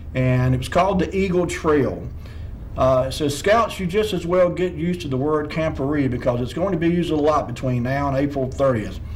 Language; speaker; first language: English; native; English